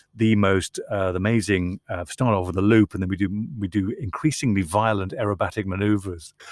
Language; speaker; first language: English; native; English